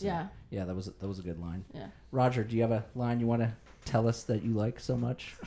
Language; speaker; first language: English; native; English